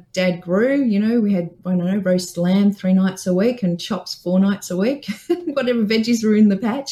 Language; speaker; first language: English; native; English